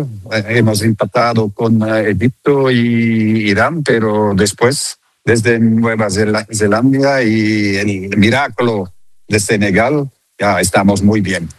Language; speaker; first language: Spanish; non-native, fluent; Dutch